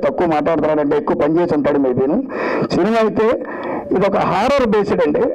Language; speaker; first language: Telugu; native; Telugu